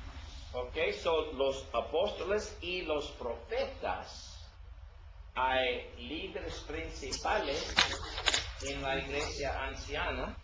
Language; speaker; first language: Spanish; non-native, learner; English